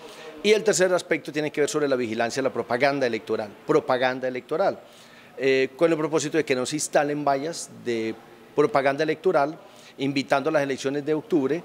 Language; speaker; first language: Spanish; native; Spanish